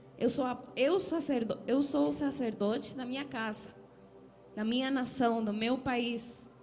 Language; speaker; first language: Portuguese; non-native, fluent; Spanish